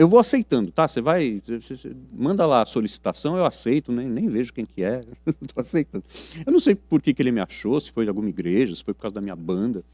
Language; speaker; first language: Portuguese; native; Portuguese